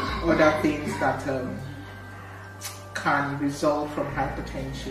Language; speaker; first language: English; non-native, local second language; Igbo